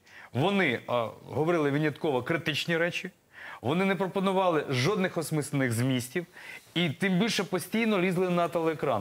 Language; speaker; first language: Ukrainian; native; Ukrainian